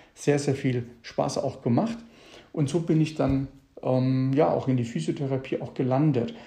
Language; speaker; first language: German; early bilingual, other home language; Italian